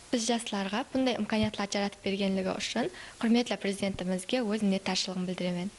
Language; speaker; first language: Uzbek; non-native, local second language; Kara-Kalpak